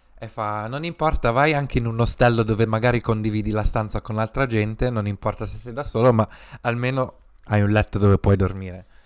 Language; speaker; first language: Italian; early bilingual, other home language; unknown